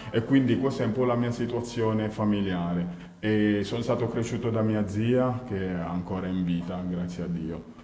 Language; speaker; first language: Italian; early bilingual, other home language; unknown